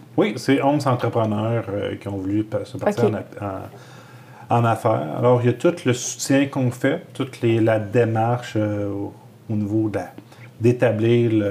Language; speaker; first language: French; native; French